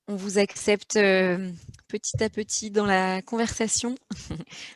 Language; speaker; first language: French; native; French